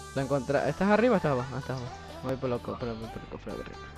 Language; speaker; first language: Spanish; native; Spanish